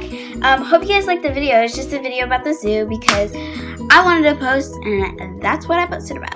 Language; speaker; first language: English; native; English